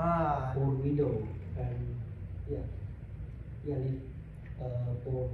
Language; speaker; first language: English; non-native, learner; Indonesian